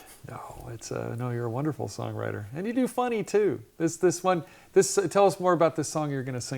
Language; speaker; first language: English; native; English